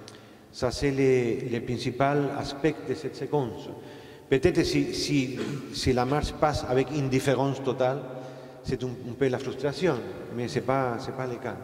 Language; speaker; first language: French; non-native, fluent; Spanish